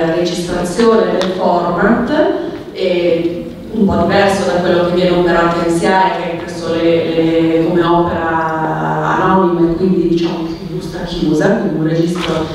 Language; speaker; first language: Italian; native; Italian